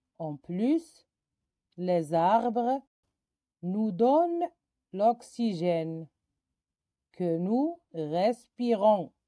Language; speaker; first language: French; non-native, local second language; Arabic